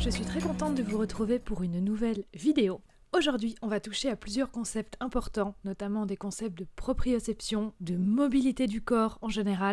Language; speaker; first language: French; native; French